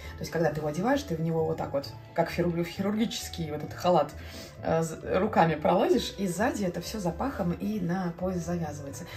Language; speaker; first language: Russian; non-native, local second language; Latvian